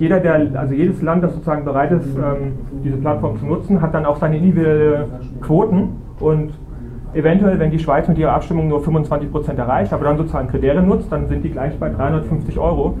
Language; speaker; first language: German; native; German